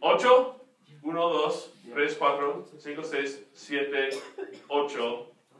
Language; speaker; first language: Spanish; non-native, fluent; English